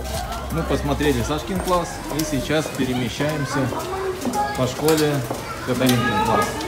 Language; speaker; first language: Russian; native; Russian